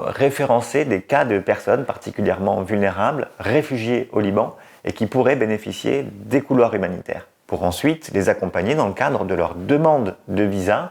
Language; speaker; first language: French; native; French